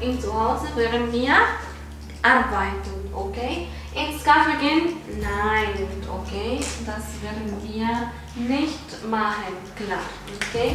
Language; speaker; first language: German; non-native, fluent; Spanish